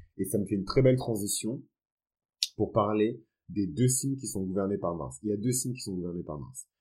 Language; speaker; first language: French; early bilingual, other home language; Fon